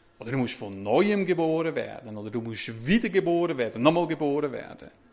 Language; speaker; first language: German; native; German